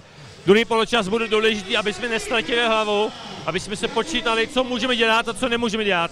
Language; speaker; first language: Czech; early bilingual, heritage; Czech